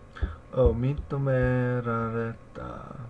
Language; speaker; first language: Japanese; non-native, learner; English